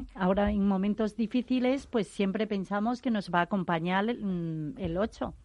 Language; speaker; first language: Spanish; non-native, fluent; Chinese